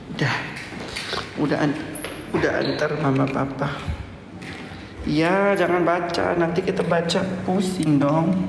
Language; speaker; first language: Indonesian; non-native, learner; Cebuano